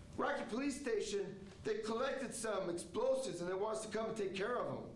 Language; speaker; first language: English; native; English